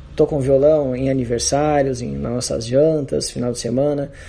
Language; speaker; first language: Portuguese; native; Portuguese